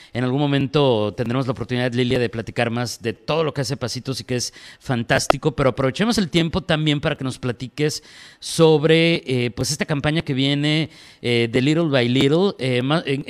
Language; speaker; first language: Spanish; native; Spanish